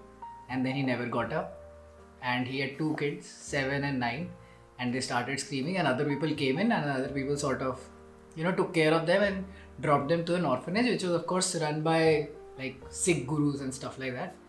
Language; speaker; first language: English; non-native, local second language; Hindi